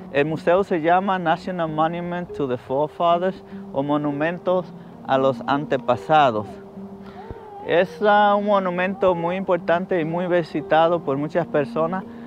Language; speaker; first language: Spanish; native; Spanish